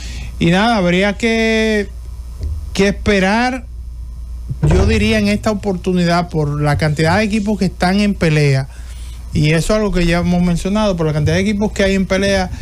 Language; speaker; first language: Spanish; native; Spanish